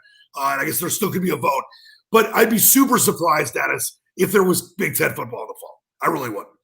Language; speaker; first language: English; native; English